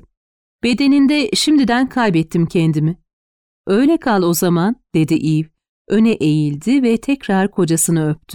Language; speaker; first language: Turkish; native; Turkish